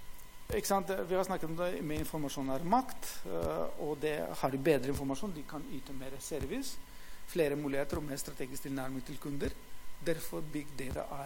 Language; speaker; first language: Norwegian; non-native, fluent; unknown